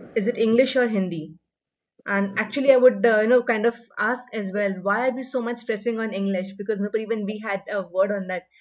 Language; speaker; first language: English; non-native, local second language; Hindi